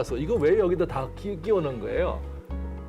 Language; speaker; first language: Korean; native; Korean